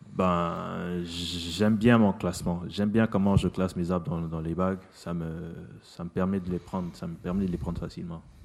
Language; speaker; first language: French; non-native, local second language; Lingala